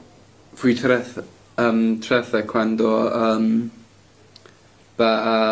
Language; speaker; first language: Spanish; non-native, learner; English